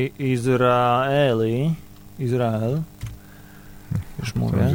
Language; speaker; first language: Polish; native; Polish